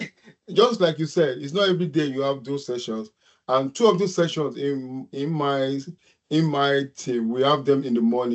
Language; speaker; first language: English; non-native, local second language; Yoruba